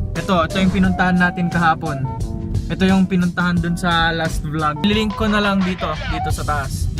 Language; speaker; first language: Filipino; non-native, local second language; Iloko